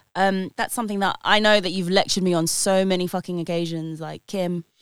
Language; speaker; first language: English; native; English